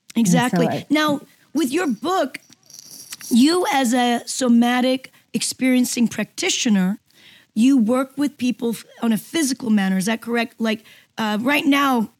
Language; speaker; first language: English; non-native, fluent; Korean